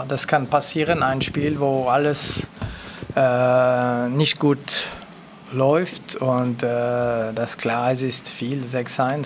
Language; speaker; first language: German; non-native, local second language; French